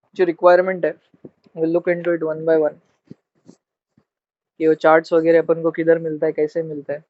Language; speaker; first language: Hindi; non-native, local second language; Marathi